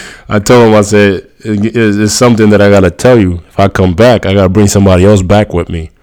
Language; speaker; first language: English; early bilingual, other home language; Spanish